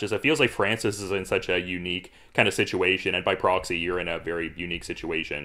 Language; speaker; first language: English; native; English